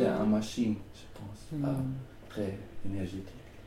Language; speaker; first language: French; non-native, learner; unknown